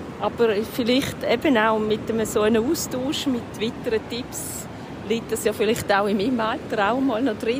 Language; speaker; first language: German; native; German